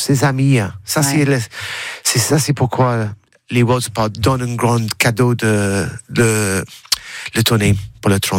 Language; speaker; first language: French; non-native, learner; English